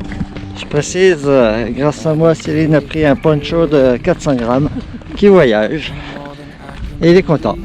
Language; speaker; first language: French; native; French